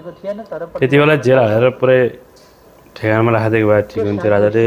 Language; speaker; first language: Nepali; native; Nepali